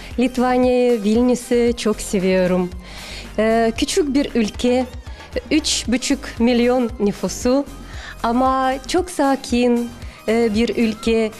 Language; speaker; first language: Turkish; non-native, fluent; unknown